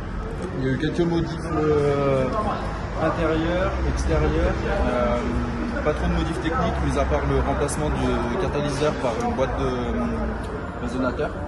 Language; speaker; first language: French; native; French